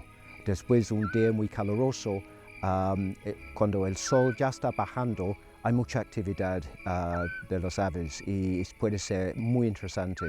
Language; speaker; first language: Spanish; non-native, fluent; English